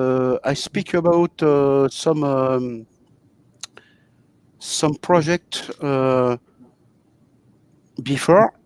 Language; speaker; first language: English; non-native, learner; French